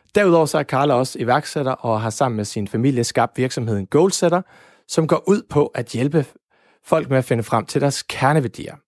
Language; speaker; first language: Danish; native; Danish